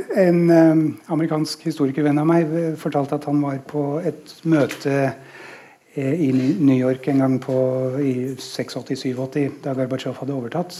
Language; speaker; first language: Norwegian; non-native, fluent; English